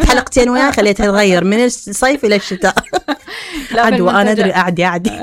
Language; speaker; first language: Arabic; native; Arabic